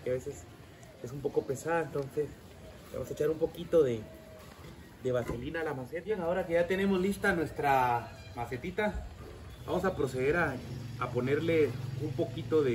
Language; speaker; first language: Spanish; native; Spanish